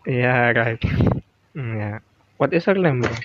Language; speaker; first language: English; non-native, learner; Indonesian